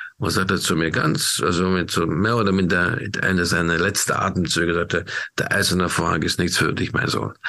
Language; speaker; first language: German; non-native, fluent; Hungarian